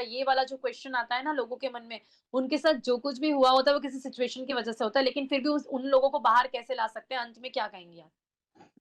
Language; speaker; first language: Hindi; non-native, local second language; Gujarati